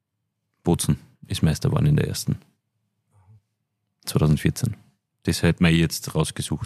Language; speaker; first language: German; native; German